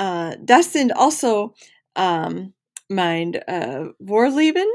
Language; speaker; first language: German; non-native, learner; English